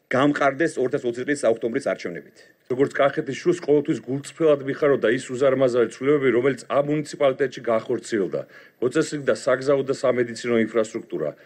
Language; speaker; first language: Georgian; native; Georgian